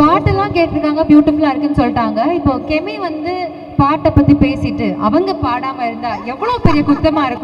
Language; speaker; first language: Tamil; native; Tamil